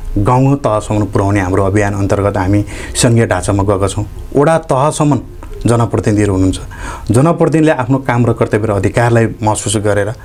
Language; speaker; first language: Nepali; native; Nepali